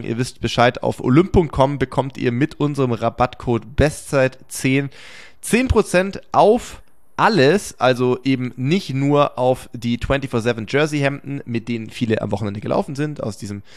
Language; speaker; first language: German; native; German